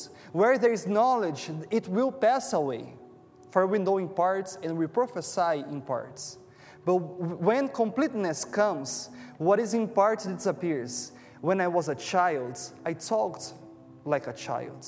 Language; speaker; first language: English; non-native, fluent; Portuguese